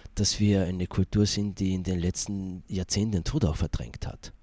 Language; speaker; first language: German; native; German